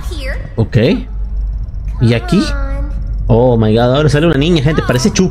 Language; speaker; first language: Spanish; native; Spanish